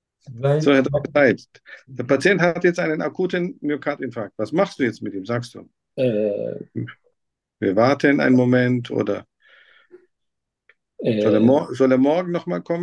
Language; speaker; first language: German; non-native, fluent; Turkish